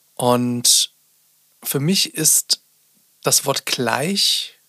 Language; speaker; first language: German; native; German